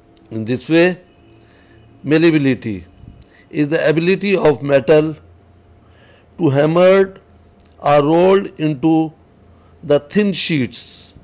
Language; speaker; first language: English; non-native, local second language; Urdu